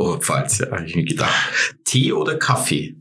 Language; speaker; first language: German; native; German